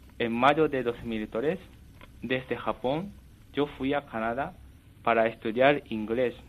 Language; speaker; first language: Spanish; non-native, fluent; Japanese